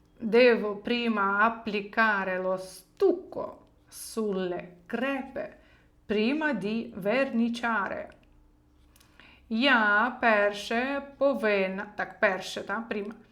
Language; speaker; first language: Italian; non-native, fluent; Ukrainian